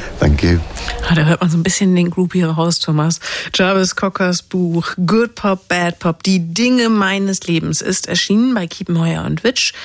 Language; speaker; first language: German; native; German